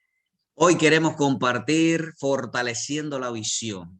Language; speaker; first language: Spanish; native; Spanish